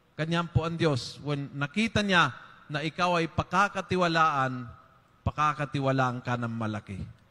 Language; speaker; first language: Filipino; non-native, fluent; Spanish